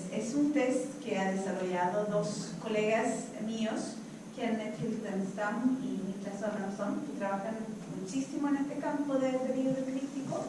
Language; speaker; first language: Spanish; non-native, fluent; Swedish